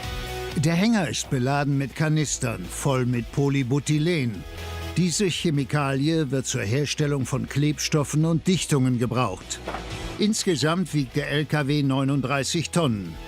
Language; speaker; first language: German; native; German